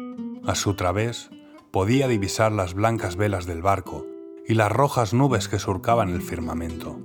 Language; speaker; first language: Spanish; native; Spanish